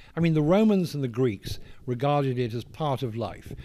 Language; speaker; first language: English; native; English